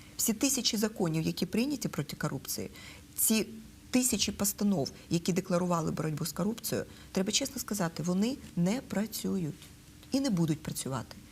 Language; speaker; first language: Ukrainian; non-native, local second language; Russian